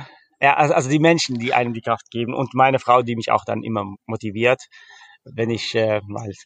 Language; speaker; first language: German; early bilingual, heritage; Arabic